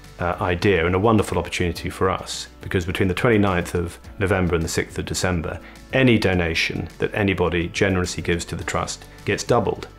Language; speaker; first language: English; native; English